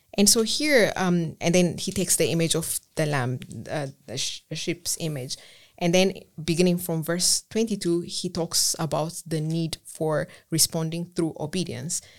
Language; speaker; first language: English; non-native, fluent; Amharic